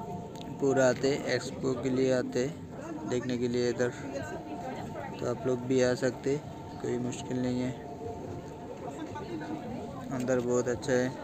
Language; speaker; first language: Hindi; non-native, fluent; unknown